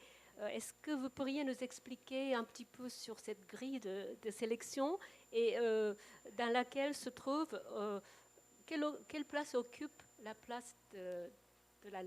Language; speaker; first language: French; non-native, fluent; Japanese